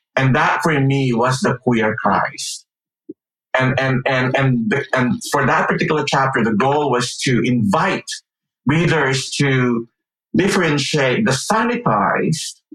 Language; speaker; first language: English; non-native, local second language; Filipino